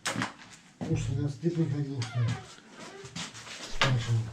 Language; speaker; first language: Russian; native; Russian